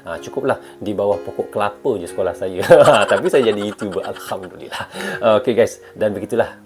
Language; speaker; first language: Malay; native; Malay